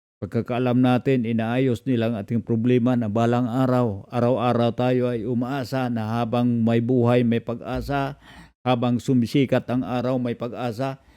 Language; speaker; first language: Filipino; non-native, local second language; Cebuano